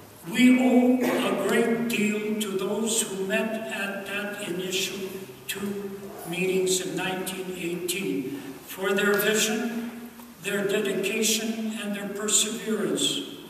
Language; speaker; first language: English; early bilingual, other home language; Ukrainian